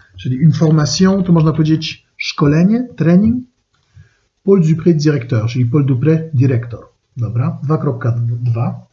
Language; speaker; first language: Polish; non-native, fluent; French